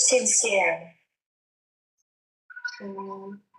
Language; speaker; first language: French; non-native, learner; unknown